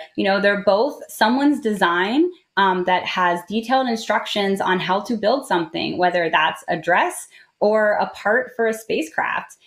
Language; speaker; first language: English; native; English